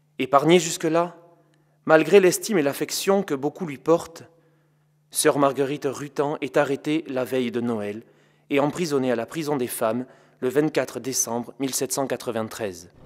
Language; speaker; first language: French; native; French